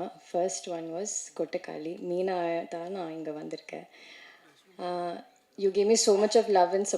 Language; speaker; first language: Tamil; non-native, learner; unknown